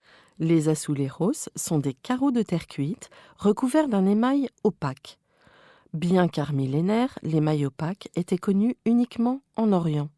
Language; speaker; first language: French; native; French